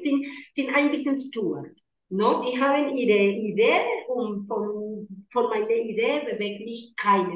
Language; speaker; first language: German; non-native, learner; Spanish